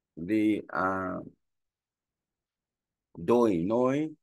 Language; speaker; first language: Vietnamese; non-native, learner; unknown